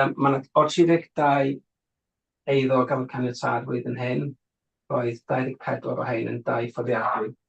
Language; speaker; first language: Welsh; native; Welsh